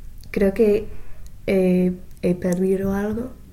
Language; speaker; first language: Spanish; non-native, fluent; English